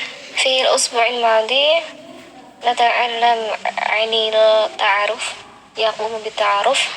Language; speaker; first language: Arabic; non-native, learner; Indonesian